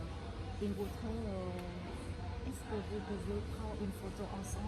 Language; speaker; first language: French; non-native, fluent; Vietnamese